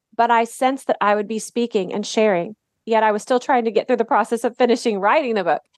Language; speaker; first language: English; native; English